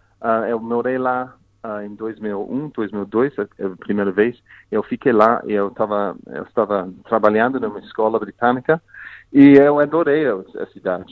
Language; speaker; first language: Portuguese; non-native, fluent; English